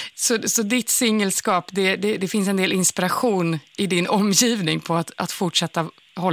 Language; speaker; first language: Swedish; native; Swedish